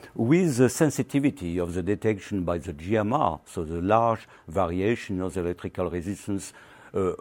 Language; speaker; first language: English; non-native, learner; French